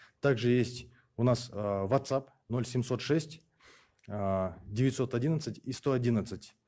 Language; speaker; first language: Russian; non-native, local second language; Kyrgyz